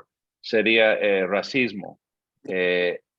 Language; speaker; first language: Spanish; non-native, fluent; English